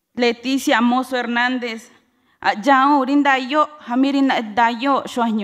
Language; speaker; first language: Spanish; non-native, local second language; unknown